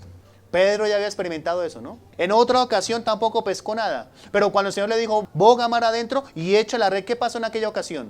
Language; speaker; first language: Spanish; native; Spanish